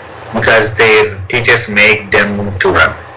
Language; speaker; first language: English; non-native, learner; Telugu